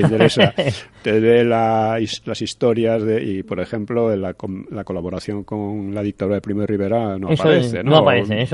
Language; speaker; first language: Spanish; native; Spanish